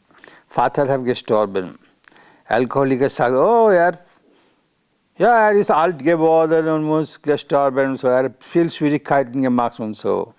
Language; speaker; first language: German; non-native, learner; Bangla